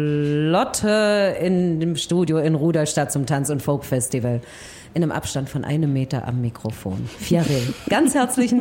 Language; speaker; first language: German; native; German